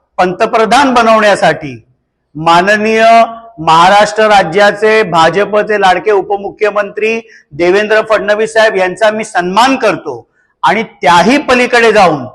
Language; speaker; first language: Marathi; native; Marathi